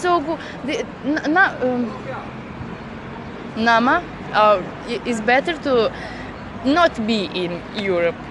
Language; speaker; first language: English; non-native, learner; Bosnian